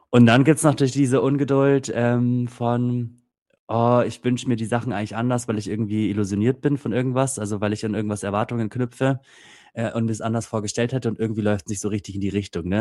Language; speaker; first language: German; native; German